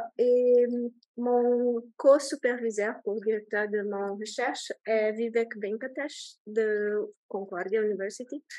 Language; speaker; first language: French; non-native, fluent; Portuguese